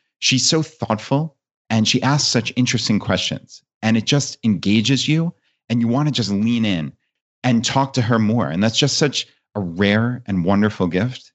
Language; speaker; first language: English; native; English